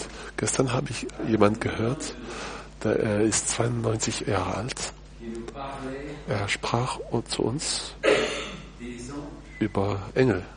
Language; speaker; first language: German; non-native, fluent; French